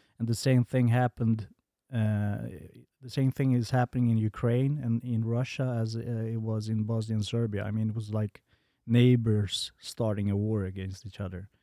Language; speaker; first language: English; non-native, fluent; Bosnian